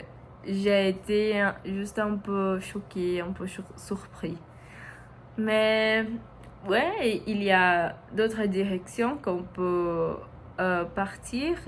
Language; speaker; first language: French; non-native, learner; Portuguese